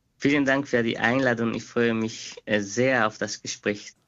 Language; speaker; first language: German; non-native, fluent; Quechua